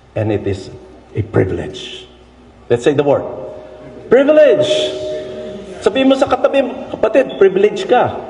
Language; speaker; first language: Filipino; non-native, local second language; Iloko